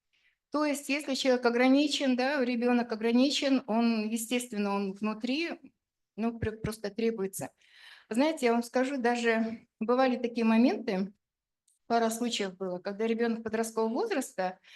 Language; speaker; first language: Russian; native; Russian